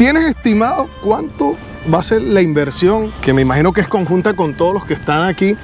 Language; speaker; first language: Spanish; native; Spanish